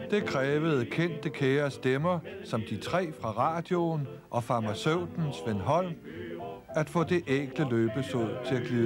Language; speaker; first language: Danish; native; Danish